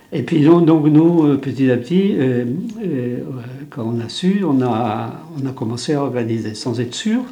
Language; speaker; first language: French; non-native, local second language; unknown